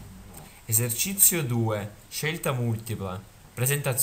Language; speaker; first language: Italian; non-native, fluent; Russian